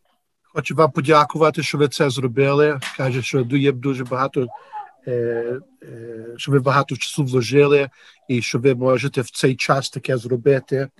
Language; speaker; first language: Ukrainian; early bilingual, heritage; Ukrainian